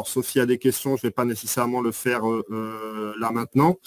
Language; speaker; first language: French; native; French